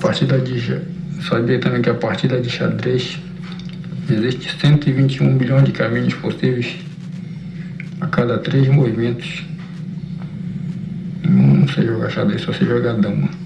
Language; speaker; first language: Portuguese; native; Portuguese